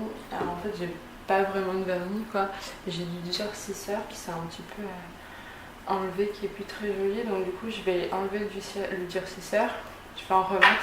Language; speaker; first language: French; native; French